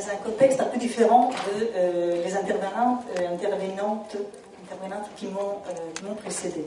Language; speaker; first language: French; non-native, fluent; Italian